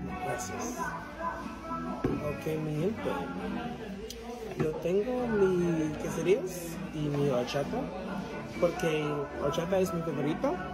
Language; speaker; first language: Spanish; non-native, learner; English